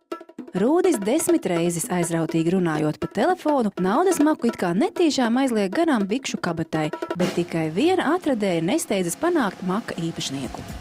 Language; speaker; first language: Latvian; native; Latvian